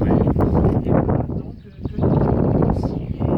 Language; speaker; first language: French; native; French